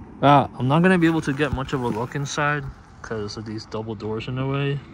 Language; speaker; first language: English; native; English